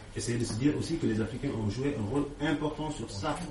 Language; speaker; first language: French; non-native, local second language; Wolof